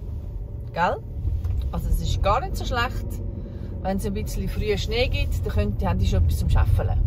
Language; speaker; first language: German; native; German